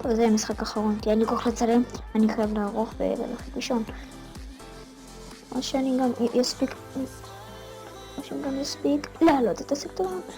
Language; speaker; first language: Hebrew; native; Hebrew